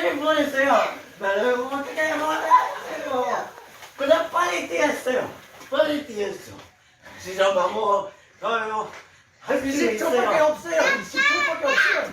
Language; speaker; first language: Korean; early bilingual, heritage; Korean